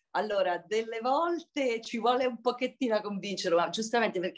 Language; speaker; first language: Italian; native; Italian